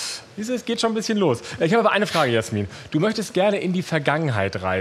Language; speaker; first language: German; native; German